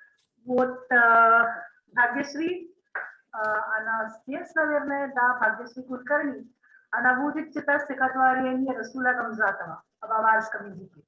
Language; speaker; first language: Russian; non-native, fluent; Marathi